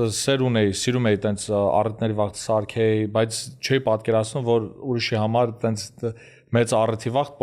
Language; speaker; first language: Armenian; early bilingual, heritage; Armenian